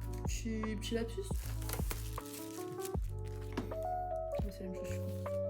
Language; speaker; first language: French; native; French